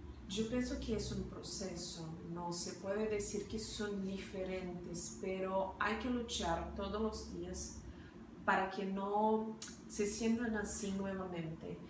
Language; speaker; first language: Spanish; non-native, fluent; Portuguese